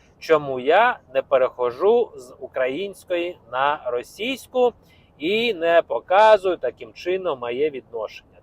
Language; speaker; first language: Ukrainian; non-native, local second language; Russian